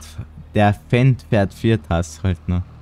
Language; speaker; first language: German; native; German